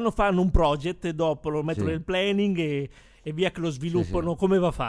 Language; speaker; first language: Italian; native; Italian